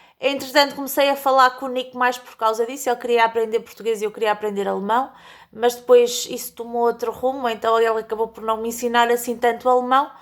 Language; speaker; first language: Portuguese; native; Portuguese